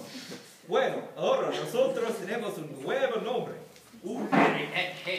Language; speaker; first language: Spanish; non-native, learner; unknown